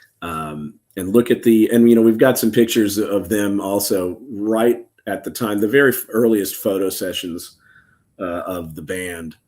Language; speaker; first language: English; native; English